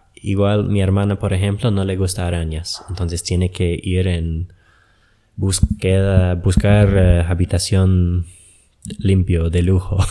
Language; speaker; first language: Spanish; non-native, fluent; English